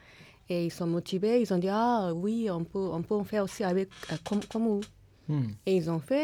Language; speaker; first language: French; non-native, fluent; Japanese